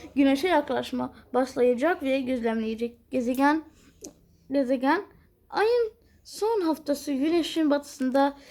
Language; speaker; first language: Turkish; non-native, fluent; Arabic